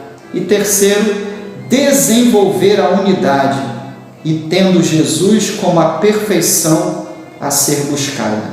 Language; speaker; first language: Portuguese; native; Portuguese